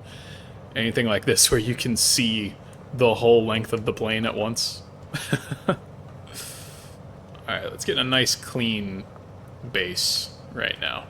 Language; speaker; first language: English; native; English